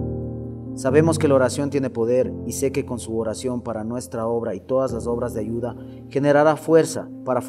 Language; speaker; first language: Spanish; native; Spanish